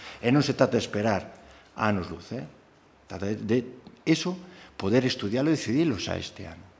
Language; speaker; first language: Galician; non-native, local second language; Spanish